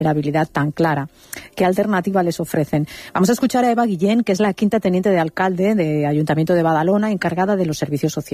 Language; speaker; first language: Spanish; native; Spanish